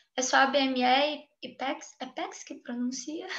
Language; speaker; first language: Portuguese; native; Portuguese